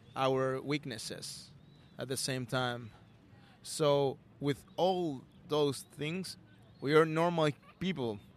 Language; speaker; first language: English; non-native, learner; Spanish